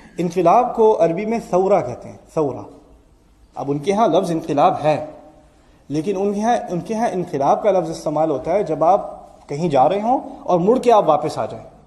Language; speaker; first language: Urdu; early bilingual, heritage; Urdu